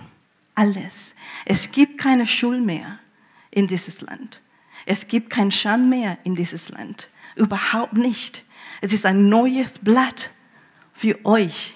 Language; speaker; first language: German; early bilingual, heritage; German